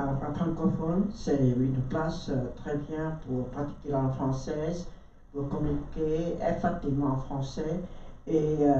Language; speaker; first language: French; non-native, learner; Vietnamese